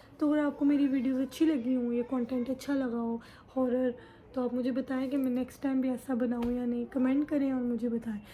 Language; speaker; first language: Hindi; early bilingual, heritage; Urdu